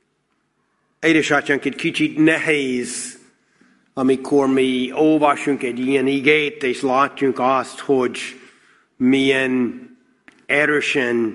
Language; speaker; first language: Hungarian; non-native, fluent; English